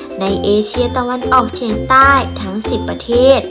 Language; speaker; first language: Thai; native; Thai